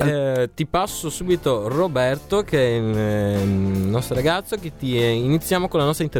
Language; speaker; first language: Italian; native; Italian